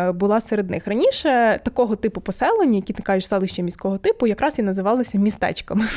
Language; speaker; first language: Ukrainian; native; Ukrainian